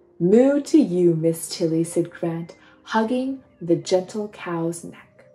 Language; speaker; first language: English; native; English